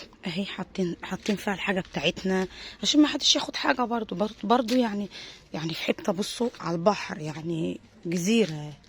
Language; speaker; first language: Arabic; native; Arabic